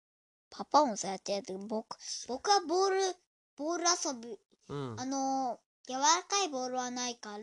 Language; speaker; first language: Japanese; non-native, learner; Indonesian